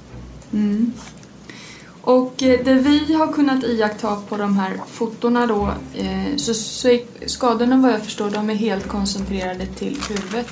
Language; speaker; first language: Swedish; native; Swedish